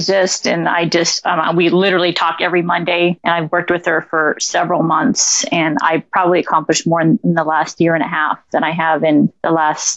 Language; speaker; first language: English; native; English